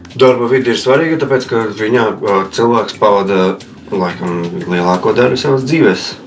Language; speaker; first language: Latvian; non-native, local second language; Russian